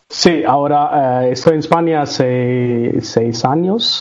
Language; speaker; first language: Spanish; non-native, learner; Tamil